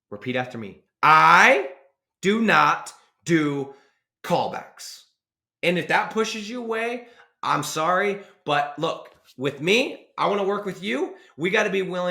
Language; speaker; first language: English; native; English